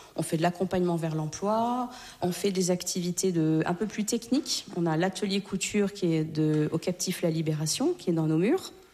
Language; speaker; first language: French; native; French